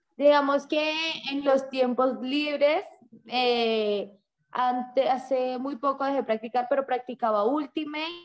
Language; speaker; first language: Spanish; native; Spanish